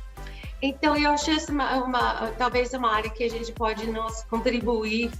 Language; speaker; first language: Portuguese; non-native, fluent; English